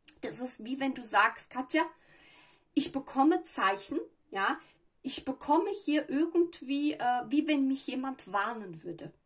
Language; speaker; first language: German; non-native, fluent; Italian